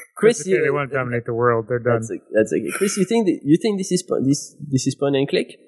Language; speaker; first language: English; non-native, fluent; French